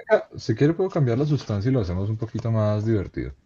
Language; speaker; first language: Spanish; native; Spanish